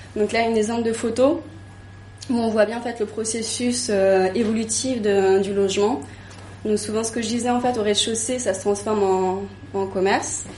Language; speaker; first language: French; native; French